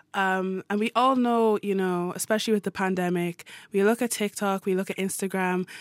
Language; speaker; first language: English; native; English